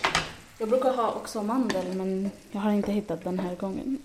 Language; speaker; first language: Swedish; non-native, learner; Arabic